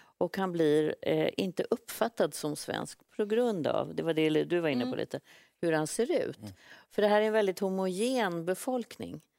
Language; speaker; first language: Swedish; native; Swedish